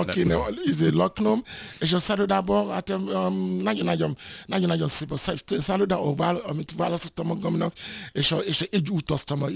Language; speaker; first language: Hungarian; non-native, fluent; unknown